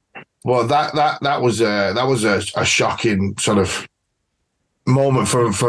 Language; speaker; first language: English; native; English